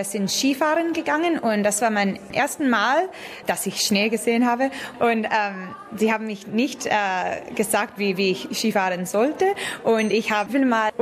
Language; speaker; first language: German; non-native, learner; English